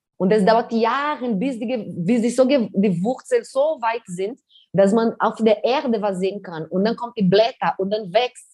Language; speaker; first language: German; non-native, fluent; Portuguese